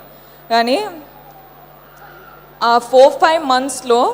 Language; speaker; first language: Telugu; non-native, fluent; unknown